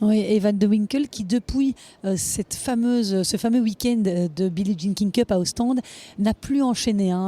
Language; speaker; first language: French; native; French